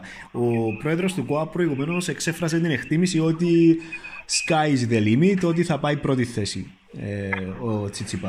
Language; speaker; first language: Greek; native; Greek